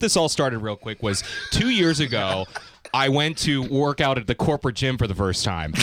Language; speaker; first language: English; native; English